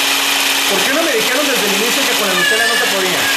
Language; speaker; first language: Spanish; native; Spanish